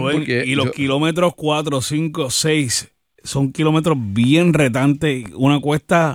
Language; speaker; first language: Spanish; native; Spanish